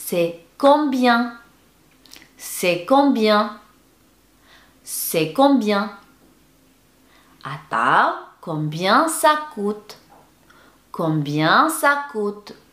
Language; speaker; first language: French; non-native, fluent; Indonesian